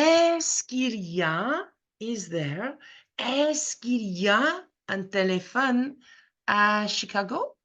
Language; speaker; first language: French; non-native, fluent; English